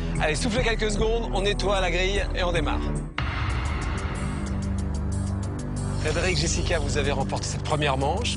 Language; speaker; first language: French; native; French